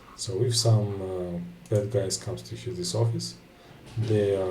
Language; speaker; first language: English; non-native, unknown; Russian